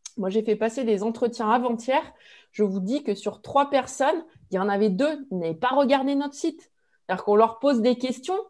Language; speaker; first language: French; native; French